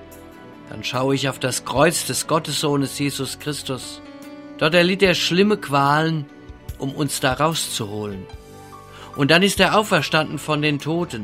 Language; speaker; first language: German; native; German